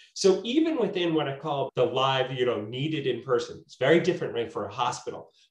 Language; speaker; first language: English; native; English